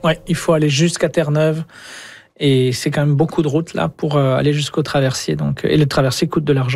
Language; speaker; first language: French; native; French